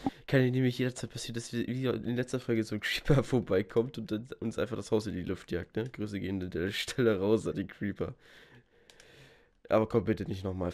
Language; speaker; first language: German; native; German